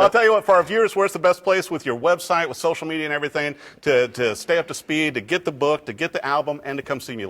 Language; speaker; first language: English; native; English